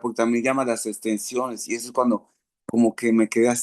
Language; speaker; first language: Spanish; native; Spanish